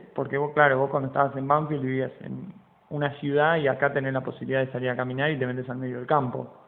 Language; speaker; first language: Spanish; native; Spanish